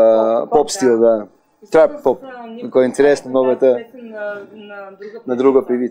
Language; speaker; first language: Bulgarian; non-native, learner; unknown